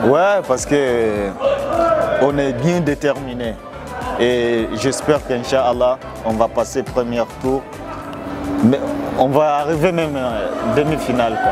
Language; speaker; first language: French; non-native, local second language; Rundi